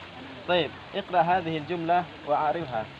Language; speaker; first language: Arabic; non-native, fluent; Indonesian